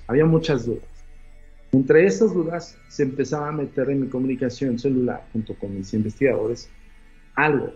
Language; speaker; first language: Spanish; native; Spanish